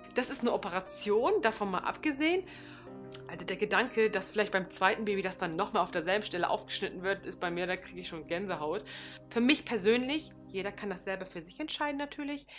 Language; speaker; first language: German; early bilingual, other home language; Turkish